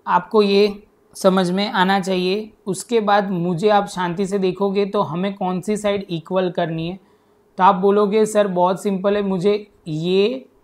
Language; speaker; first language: Hindi; non-native, local second language; Gujarati